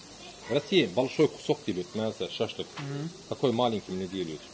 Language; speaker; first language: Russian; non-native, learner; Turkish